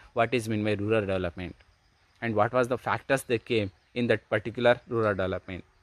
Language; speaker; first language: English; non-native, local second language; Kannada